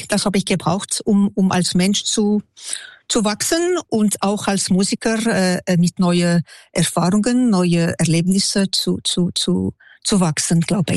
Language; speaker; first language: German; non-native, local second language; French